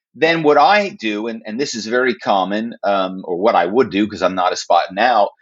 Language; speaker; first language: English; native; English